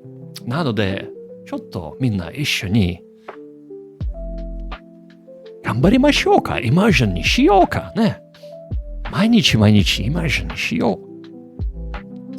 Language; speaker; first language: Japanese; non-native, learner; English